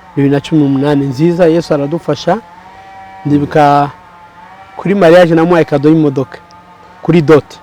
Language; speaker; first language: Kinyarwanda; early bilingual, heritage; Kinyarwanda